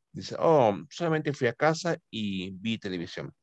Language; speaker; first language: Spanish; native; Spanish